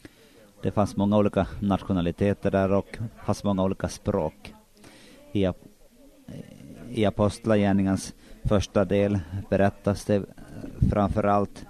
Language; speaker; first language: Swedish; non-native, local second language; Finnish